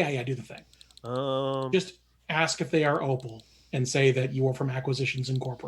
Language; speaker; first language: English; native; English